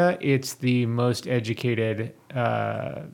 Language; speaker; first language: English; native; English